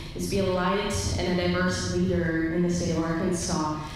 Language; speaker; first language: English; native; English